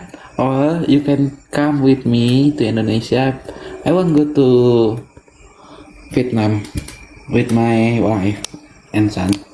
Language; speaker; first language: English; non-native, learner; Indonesian